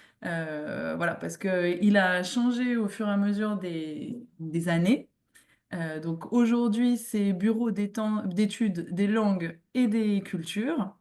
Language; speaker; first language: French; native; French